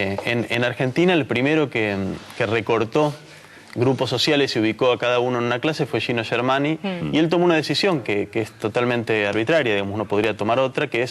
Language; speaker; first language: Spanish; native; Spanish